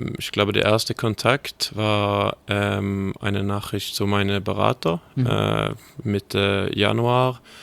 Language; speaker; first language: German; non-native, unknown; Swedish